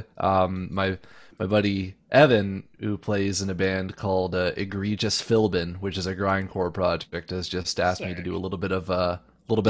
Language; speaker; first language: English; native; English